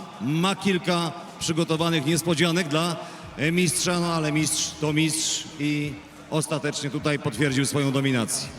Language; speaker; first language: Polish; native; Polish